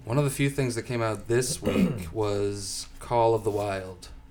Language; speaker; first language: English; native; English